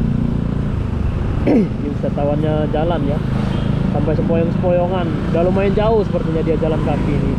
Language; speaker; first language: Indonesian; native; Indonesian